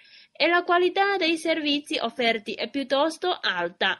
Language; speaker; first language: Italian; non-native, fluent; Chinese